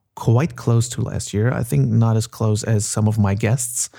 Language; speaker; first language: English; non-native, fluent; German